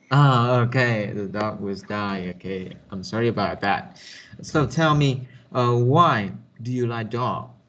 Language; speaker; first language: English; non-native, fluent; Vietnamese